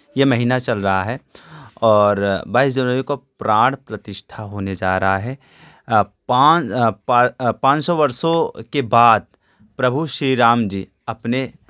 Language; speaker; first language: Hindi; native; Hindi